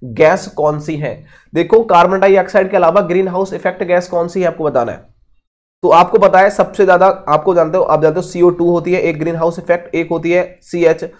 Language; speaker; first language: Hindi; native; Hindi